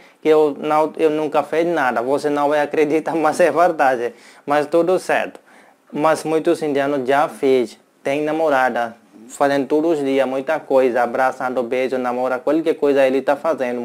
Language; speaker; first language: Portuguese; non-native, learner; Hindi